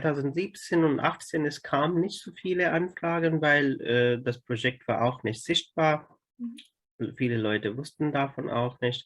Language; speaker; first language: German; non-native, fluent; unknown